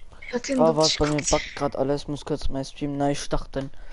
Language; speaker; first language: German; non-native, local second language; Luxembourgish